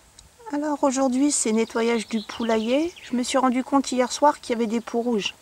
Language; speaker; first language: French; native; French